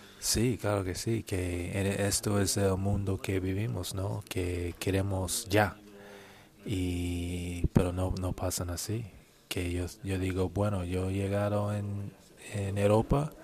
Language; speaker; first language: Spanish; non-native, learner; English